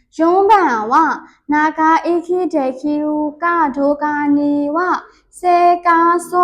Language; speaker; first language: Japanese; non-native, learner; Burmese